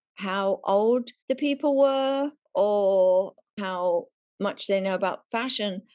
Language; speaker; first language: English; native; English